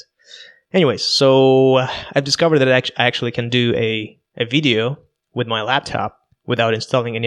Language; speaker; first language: English; non-native, fluent; Russian